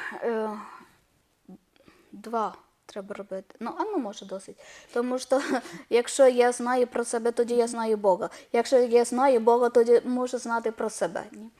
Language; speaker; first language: Ukrainian; non-native, learner; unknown